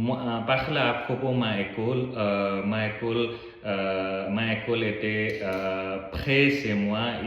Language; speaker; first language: French; non-native, learner; Nepali